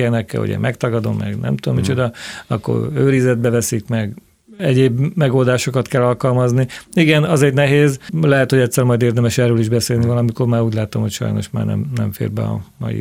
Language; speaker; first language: Hungarian; native; Hungarian